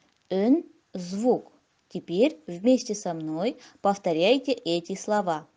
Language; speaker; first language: Russian; non-native, local second language; Kazakh